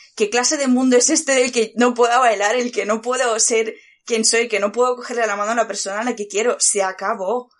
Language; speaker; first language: Spanish; early bilingual, other home language; Bulgarian